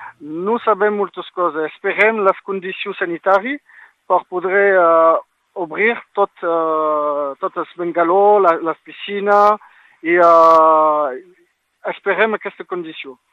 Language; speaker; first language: Catalan; non-native, local second language; French